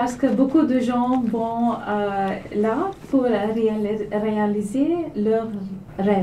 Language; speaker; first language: French; non-native, learner; Malayalam